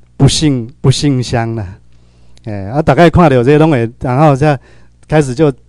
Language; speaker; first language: Chinese; native; Chinese